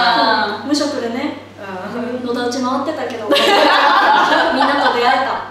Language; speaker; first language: Japanese; native; Japanese